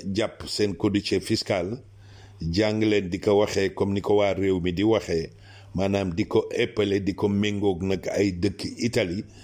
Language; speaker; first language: Wolof; non-native, local second language; Serer